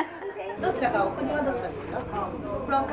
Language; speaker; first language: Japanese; native; Japanese